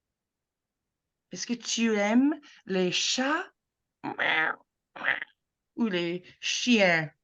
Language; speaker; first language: French; non-native, fluent; English